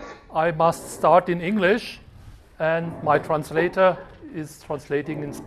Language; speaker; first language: English; non-native, fluent; German